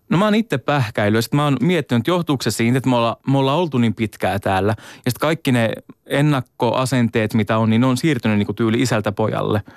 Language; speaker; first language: Finnish; native; Finnish